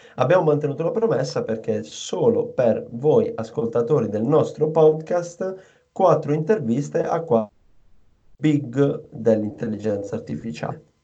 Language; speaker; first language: Italian; native; Italian